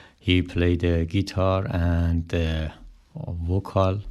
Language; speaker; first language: English; non-native, learner; Persian